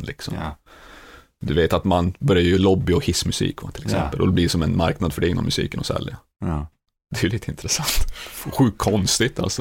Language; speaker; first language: Swedish; native; Swedish